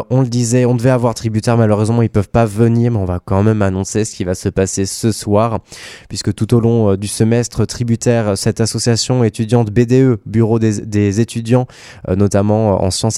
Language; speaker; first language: French; native; French